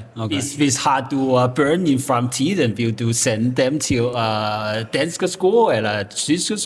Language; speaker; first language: Danish; non-native, learner; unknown